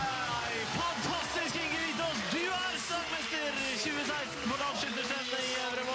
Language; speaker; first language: Norwegian; native; Norwegian